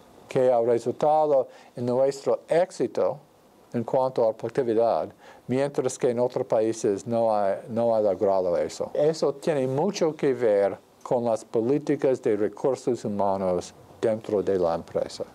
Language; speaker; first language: Spanish; non-native, fluent; English